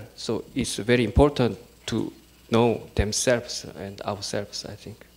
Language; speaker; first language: English; non-native, learner; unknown